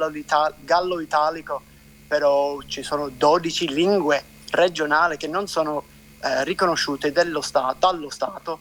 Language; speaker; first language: Italian; non-native, fluent; English